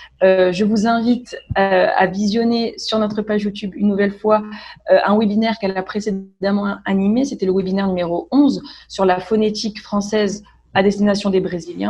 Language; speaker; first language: French; native; French